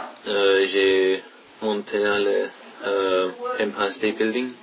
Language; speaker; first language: French; non-native, learner; English